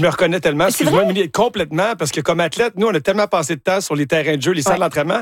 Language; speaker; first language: French; native; French